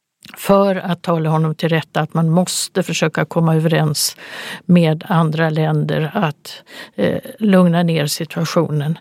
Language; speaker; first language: Swedish; native; Swedish